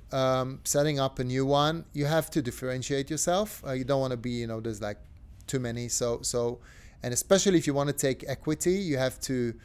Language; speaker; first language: English; non-native, fluent; Hebrew